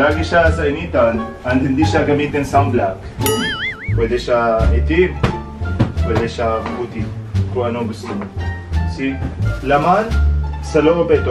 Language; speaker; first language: Filipino; non-native, learner; Arabic